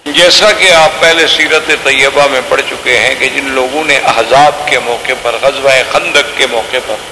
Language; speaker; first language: Urdu; native; Urdu